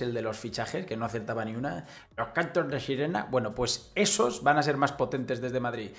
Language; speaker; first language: Spanish; native; Spanish